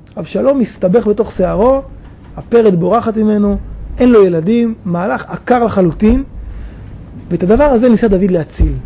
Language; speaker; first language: Hebrew; native; Hebrew